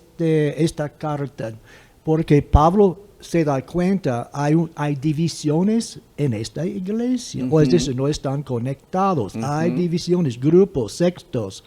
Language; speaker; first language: Spanish; non-native, fluent; English